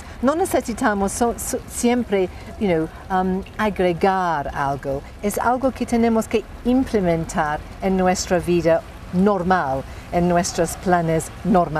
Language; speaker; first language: Spanish; non-native, fluent; English